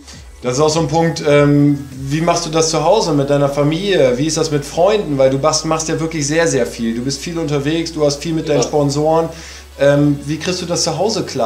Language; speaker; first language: German; native; German